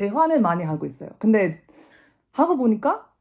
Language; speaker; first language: Korean; non-native, fluent; English